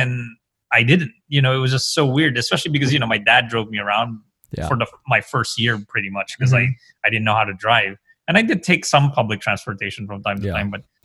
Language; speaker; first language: English; non-native, local second language; Filipino